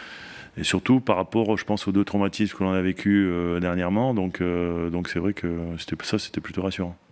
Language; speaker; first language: French; native; French